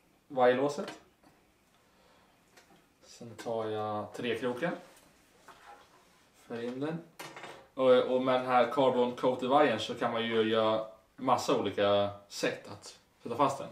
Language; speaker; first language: Swedish; native; Swedish